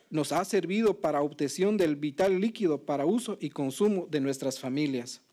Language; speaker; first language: Spanish; non-native, local second language; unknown